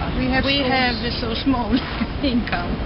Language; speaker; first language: English; non-native, learner; Swedish